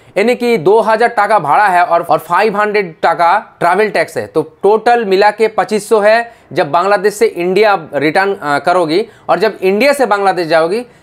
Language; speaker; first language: Hindi; non-native, fluent; Bangla